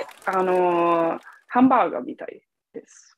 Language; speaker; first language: Japanese; non-native, fluent; Italian